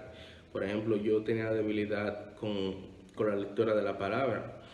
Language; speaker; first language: Spanish; native; Spanish